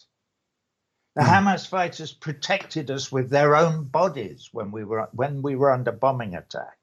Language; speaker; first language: English; native; English